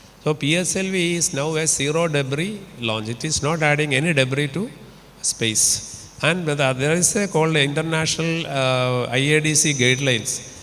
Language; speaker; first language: English; non-native, local second language; Malayalam